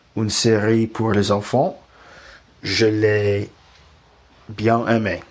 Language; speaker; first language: French; non-native, learner; Russian